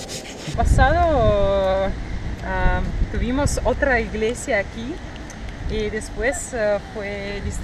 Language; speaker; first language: Spanish; non-native, fluent; Russian